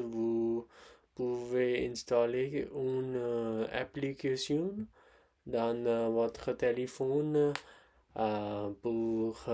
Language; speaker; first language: French; non-native, learner; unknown